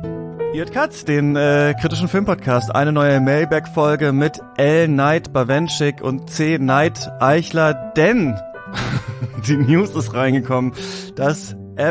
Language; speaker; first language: German; native; German